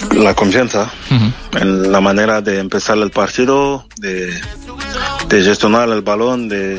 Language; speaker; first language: Spanish; non-native, fluent; French